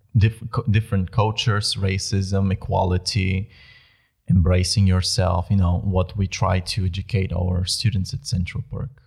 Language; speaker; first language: English; non-native, fluent; Bulgarian